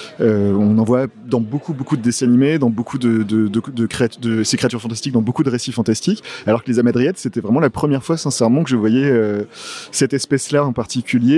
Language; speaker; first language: French; native; French